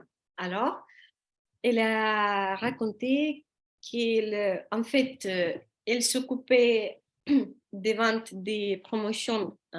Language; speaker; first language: French; non-native, learner; Russian